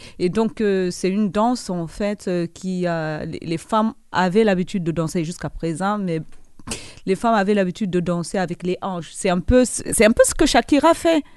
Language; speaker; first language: French; non-native, local second language; Fula